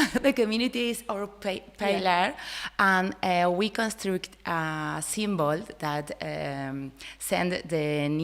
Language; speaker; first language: English; non-native, learner; Spanish